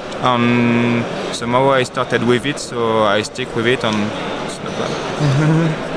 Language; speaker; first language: English; non-native, learner; French